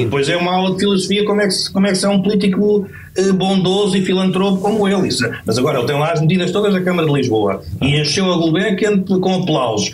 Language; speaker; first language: Portuguese; native; Portuguese